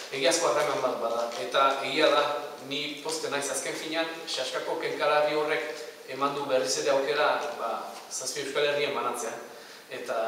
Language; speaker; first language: Basque; native; Basque